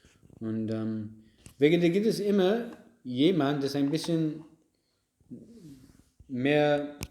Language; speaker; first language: German; non-native, learner; English